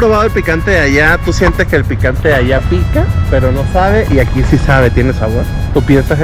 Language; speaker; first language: Spanish; native; Spanish